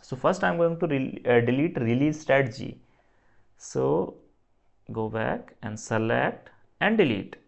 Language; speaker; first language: English; non-native, local second language; Hindi